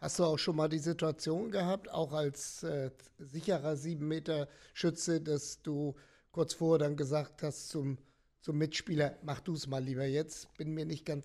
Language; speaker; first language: German; native; German